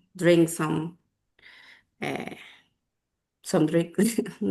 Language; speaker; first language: English; non-native, learner; Spanish